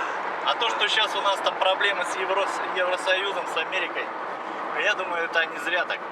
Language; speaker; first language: Russian; native; Russian